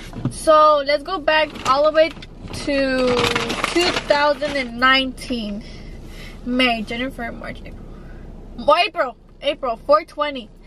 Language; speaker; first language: English; early bilingual, other home language; Spanish